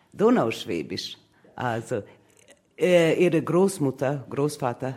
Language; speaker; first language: German; non-native, fluent; Serbian